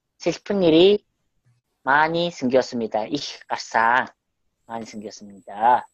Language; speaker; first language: Korean; non-native, fluent; Mongolian